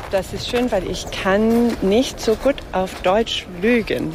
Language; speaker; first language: German; non-native, fluent; English